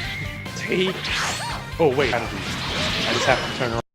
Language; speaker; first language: English; native; English